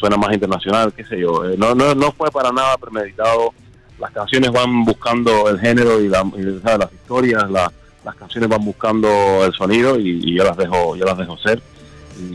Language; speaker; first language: Spanish; native; Spanish